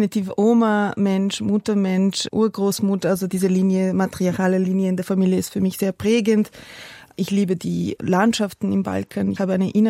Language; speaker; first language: German; non-native, fluent; Serbian